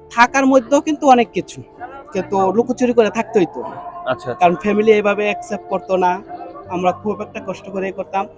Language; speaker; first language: Bangla; native; Bangla